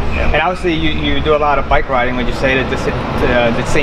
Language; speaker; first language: English; native; English